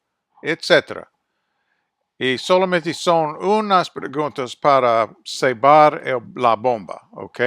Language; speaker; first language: Spanish; non-native, fluent; English